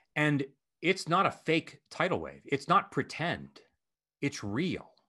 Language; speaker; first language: English; native; English